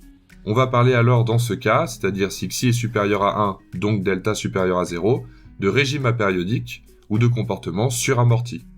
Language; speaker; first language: French; native; French